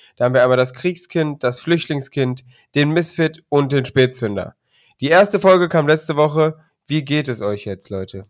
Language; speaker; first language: German; native; German